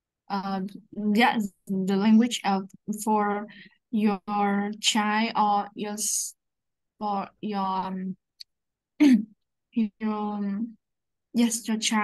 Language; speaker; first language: English; non-native, learner; Vietnamese